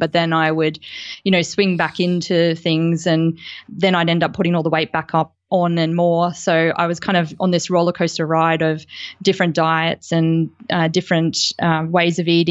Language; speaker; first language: English; native; English